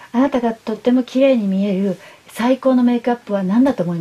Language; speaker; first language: Japanese; non-native, fluent; Spanish